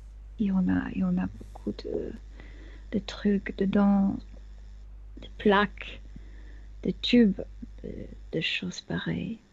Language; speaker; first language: French; non-native, fluent; Spanish